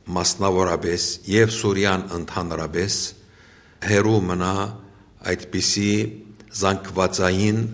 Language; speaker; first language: Armenian; early bilingual, heritage; Armenian